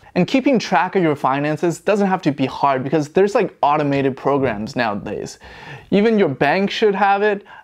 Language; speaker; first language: English; non-native, fluent; Chinese